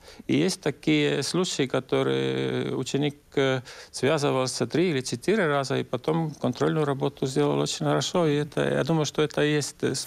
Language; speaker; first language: Russian; non-native, local second language; Estonian